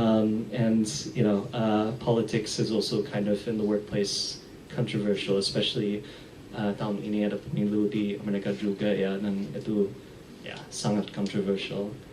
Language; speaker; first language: Indonesian; early bilingual, heritage; English